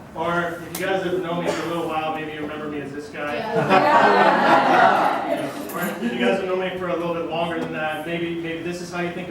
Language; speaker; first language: English; native; English